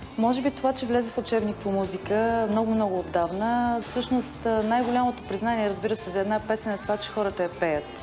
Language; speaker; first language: Bulgarian; native; Bulgarian